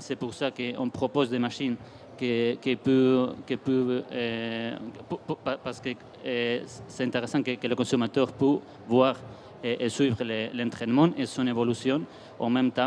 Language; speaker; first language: French; non-native, fluent; Spanish